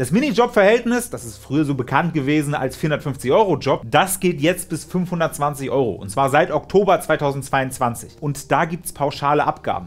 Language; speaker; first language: German; native; German